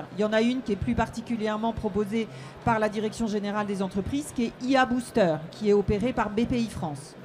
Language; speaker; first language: French; native; French